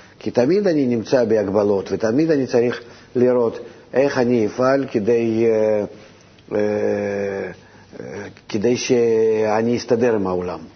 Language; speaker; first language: Hebrew; non-native, fluent; Russian